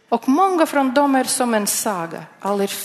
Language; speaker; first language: Swedish; non-native, learner; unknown